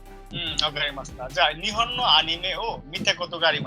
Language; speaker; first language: Japanese; non-native, fluent; Bangla